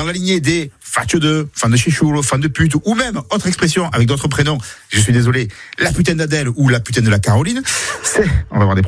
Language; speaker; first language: French; native; French